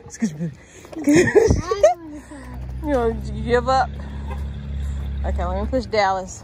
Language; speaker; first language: English; native; English